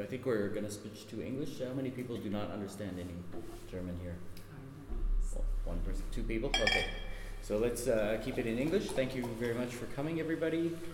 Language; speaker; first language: English; native; English